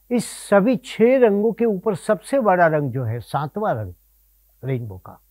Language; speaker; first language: Hindi; non-native, local second language; Gujarati